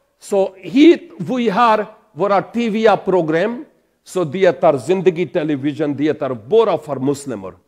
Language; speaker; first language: Swedish; non-native, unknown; Pahari-Potwari